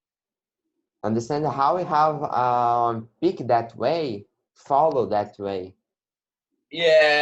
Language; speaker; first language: English; non-native, learner; Portuguese